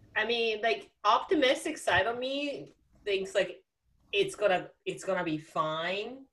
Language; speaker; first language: English; non-native, fluent; Japanese